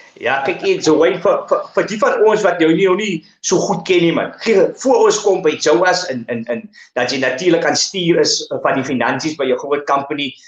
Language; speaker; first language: Afrikaans; native; Afrikaans